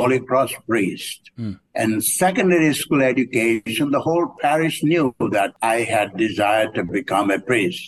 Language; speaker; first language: English; non-native, local second language; Bangla